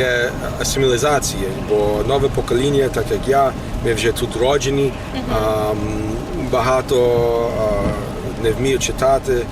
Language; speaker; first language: Ukrainian; early bilingual, heritage; Ukrainian